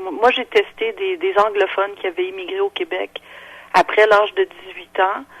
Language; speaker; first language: French; non-native, local second language; English